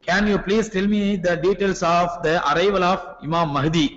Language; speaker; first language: English; non-native, local second language; Tamil